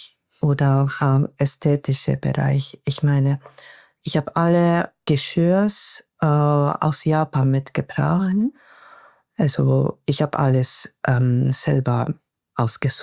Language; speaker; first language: German; non-native, fluent; Japanese